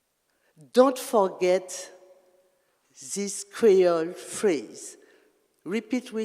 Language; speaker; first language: English; non-native, learner; French